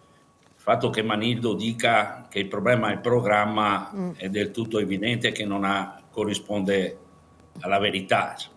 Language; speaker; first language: Italian; native; Italian